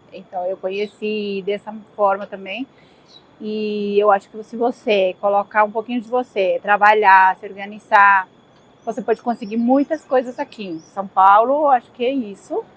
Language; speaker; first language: Portuguese; early bilingual, other home language; Spanish